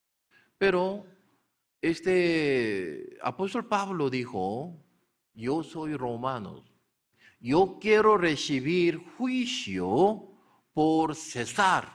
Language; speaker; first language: Spanish; non-native, learner; Korean